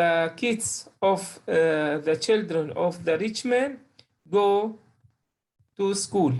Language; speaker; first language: English; non-native, learner; Arabic